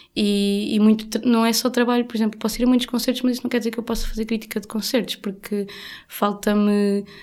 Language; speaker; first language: Portuguese; native; Portuguese